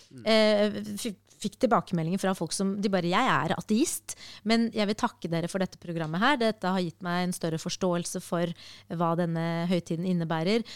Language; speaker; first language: Norwegian; early bilingual, other home language; Arabic